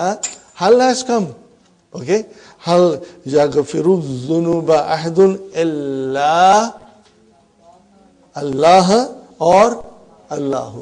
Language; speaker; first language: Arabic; non-native, fluent; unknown